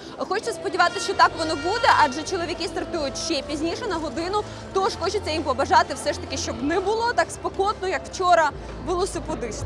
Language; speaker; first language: Ukrainian; native; Ukrainian